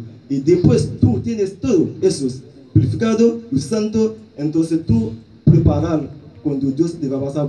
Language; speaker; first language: Spanish; non-native, learner; Haitian Creole